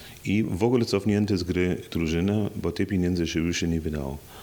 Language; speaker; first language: Polish; non-native, fluent; German